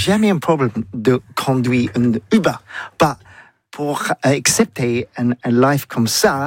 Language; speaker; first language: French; non-native, learner; English